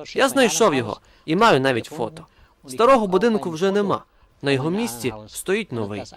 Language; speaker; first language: Ukrainian; non-native, local second language; German